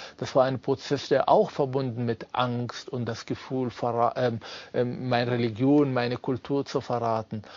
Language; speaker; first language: German; non-native, fluent; Arabic